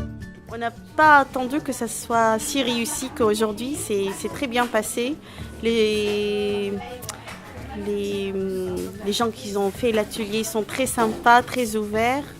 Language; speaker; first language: French; non-native, fluent; Arabic